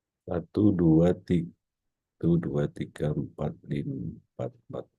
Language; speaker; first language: Indonesian; native; Indonesian